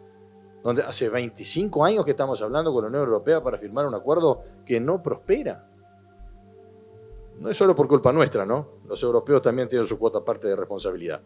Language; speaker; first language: Spanish; native; Spanish